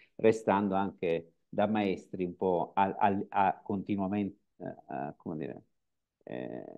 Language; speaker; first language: Italian; native; Italian